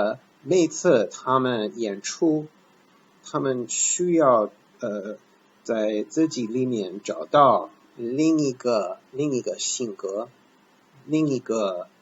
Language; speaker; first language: Chinese; non-native, fluent; English